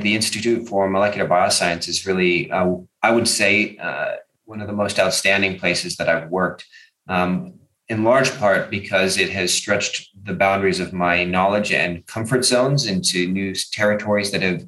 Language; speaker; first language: English; native; English